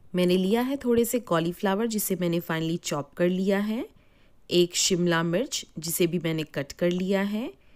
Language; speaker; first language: Hindi; native; Hindi